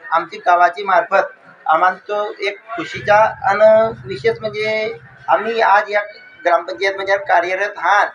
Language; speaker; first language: Marathi; non-native, local second language; Bhili